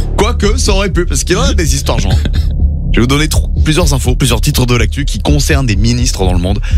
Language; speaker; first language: French; native; French